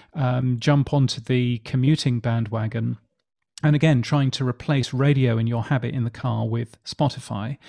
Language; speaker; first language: English; native; English